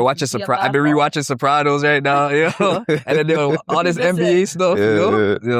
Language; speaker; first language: English; native; English